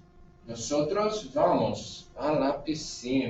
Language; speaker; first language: Spanish; non-native, learner; English